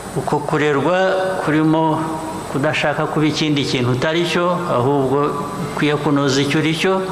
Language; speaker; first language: Kinyarwanda; early bilingual, heritage; Kinyarwanda